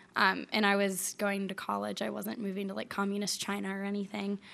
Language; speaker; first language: English; native; English